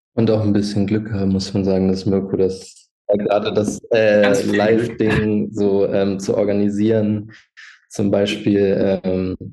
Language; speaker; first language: German; native; German